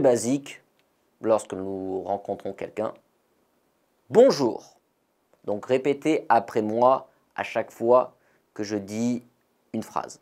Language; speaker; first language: French; native; French